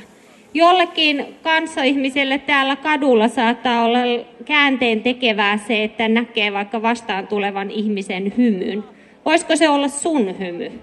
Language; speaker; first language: Finnish; native; Finnish